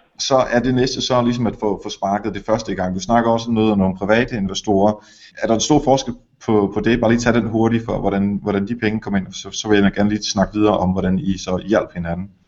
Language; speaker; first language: Danish; native; Danish